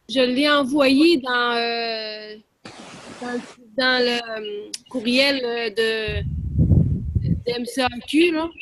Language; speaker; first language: French; native; French